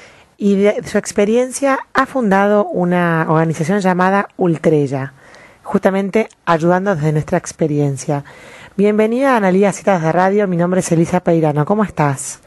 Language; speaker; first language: Spanish; native; Spanish